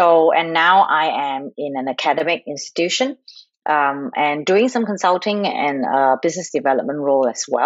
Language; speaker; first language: English; non-native, local second language; Cantonese